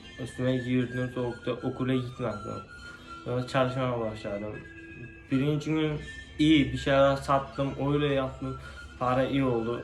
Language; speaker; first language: Turkish; non-native, learner; Uzbek